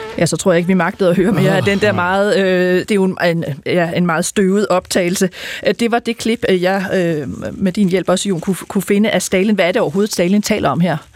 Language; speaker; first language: Danish; native; Danish